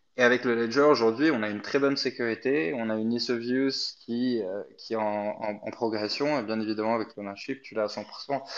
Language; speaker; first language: French; non-native, fluent; Arabic